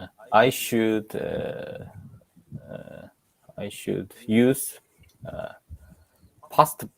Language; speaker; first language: English; non-native, learner; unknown